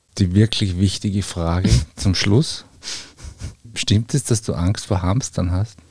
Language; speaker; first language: German; native; German